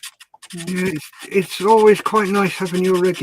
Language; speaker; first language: English; native; English